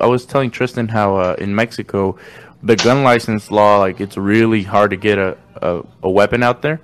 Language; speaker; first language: English; non-native, fluent; Spanish